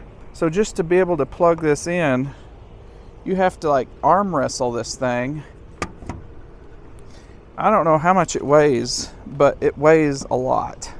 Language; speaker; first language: English; native; English